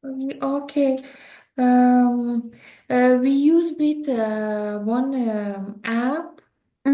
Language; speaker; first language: English; non-native, learner; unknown